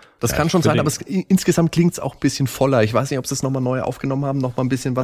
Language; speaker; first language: German; native; German